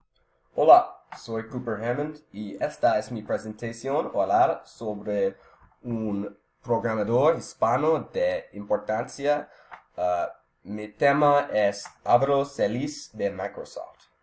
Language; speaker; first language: Spanish; non-native, learner; English